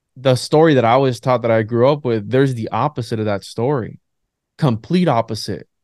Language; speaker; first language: English; native; English